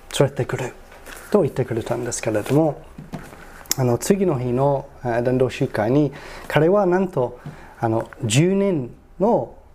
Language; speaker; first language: Japanese; non-native, fluent; English